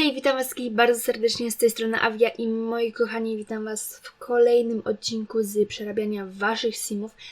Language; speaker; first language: Polish; native; Polish